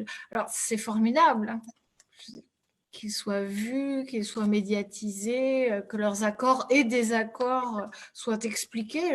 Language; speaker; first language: French; native; French